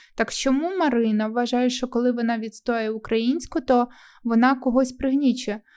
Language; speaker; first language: Ukrainian; native; Ukrainian